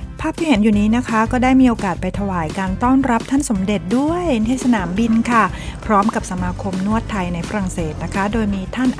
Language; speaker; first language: Thai; native; Thai